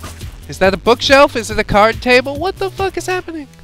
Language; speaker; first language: English; native; English